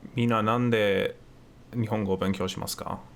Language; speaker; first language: Japanese; non-native, learner; English